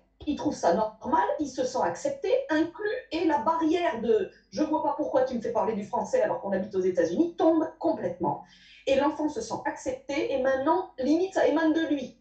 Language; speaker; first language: French; native; French